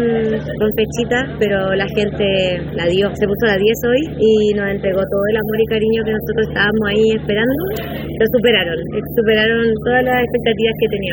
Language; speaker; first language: Spanish; native; Spanish